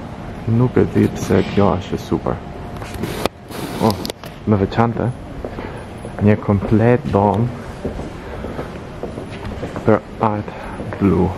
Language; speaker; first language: Albanian; early bilingual, heritage; Albanian